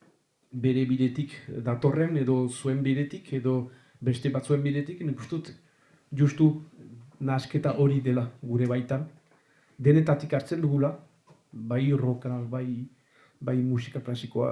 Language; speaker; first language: Basque; native; Basque